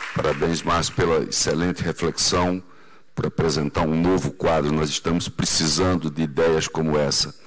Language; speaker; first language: Portuguese; native; Portuguese